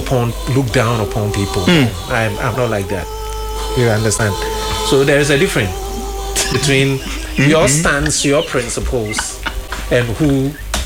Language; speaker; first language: English; non-native, local second language; Akan